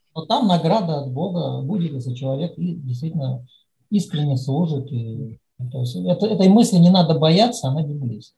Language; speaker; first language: Russian; native; Russian